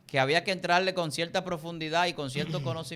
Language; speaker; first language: Spanish; native; Spanish